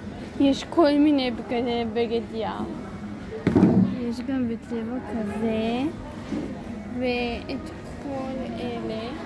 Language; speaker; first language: Hebrew; early bilingual, other home language; Russian